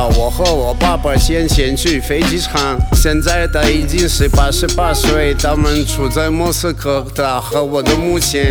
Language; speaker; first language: Chinese; non-native, learner; Russian